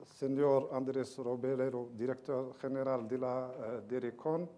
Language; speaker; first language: Spanish; non-native, learner; Arabic